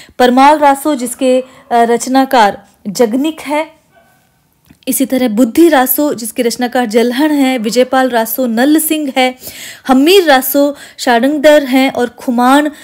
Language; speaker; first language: Hindi; native; Hindi